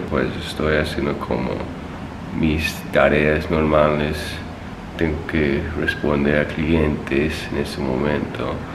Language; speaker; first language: Spanish; non-native, fluent; English